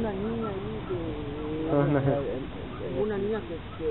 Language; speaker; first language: Spanish; native; Spanish